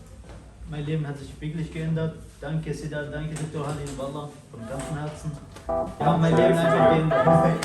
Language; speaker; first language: German; non-native, fluent; Arabic